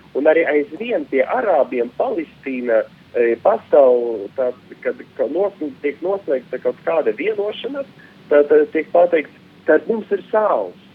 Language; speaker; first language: Latvian; non-native, local second language; Russian